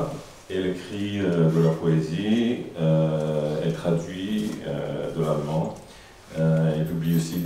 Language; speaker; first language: French; non-native, fluent; Greek